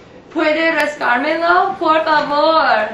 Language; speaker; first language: Spanish; non-native, learner; English